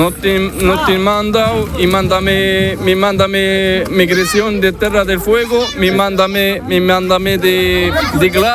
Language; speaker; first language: Spanish; non-native, learner; Arabic